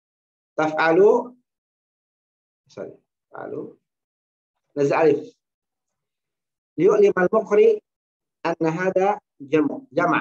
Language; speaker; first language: Arabic; non-native, fluent; Indonesian